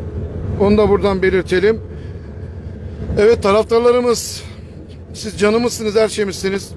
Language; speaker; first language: Turkish; native; Turkish